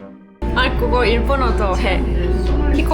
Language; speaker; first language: Korean; non-native, fluent; Ukrainian